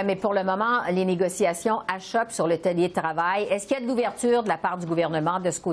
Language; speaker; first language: French; native; French